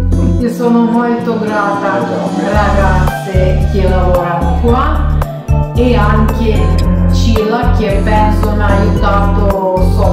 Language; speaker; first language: Italian; non-native, learner; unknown